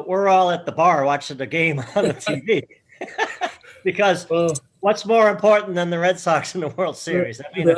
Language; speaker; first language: English; native; English